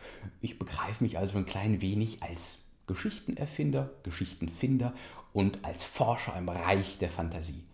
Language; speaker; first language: German; native; German